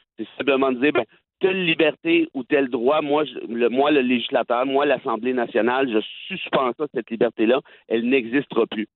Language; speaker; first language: French; native; French